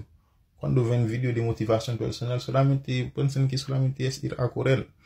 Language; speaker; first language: Spanish; non-native, fluent; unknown